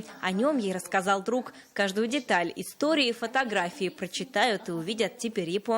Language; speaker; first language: Russian; native; Russian